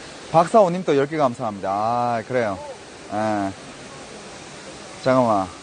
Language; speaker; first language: Korean; native; Korean